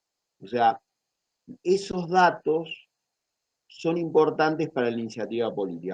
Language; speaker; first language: Spanish; native; Spanish